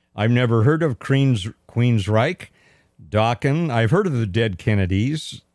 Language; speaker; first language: English; native; English